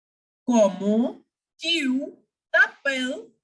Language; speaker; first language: French; non-native, fluent; Hindi